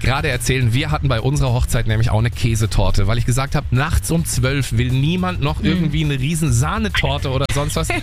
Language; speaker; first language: German; native; German